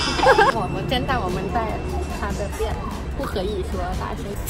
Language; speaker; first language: Chinese; non-native, learner; Thai